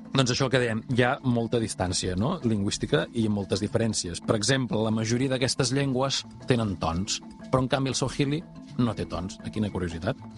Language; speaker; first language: Catalan; native; Catalan